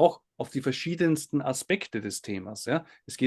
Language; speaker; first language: German; native; German